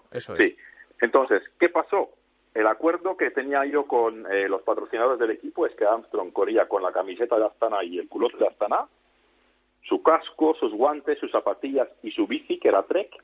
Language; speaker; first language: Spanish; non-native, fluent; Dutch